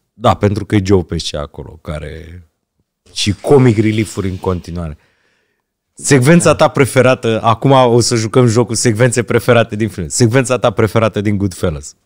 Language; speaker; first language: Romanian; native; Romanian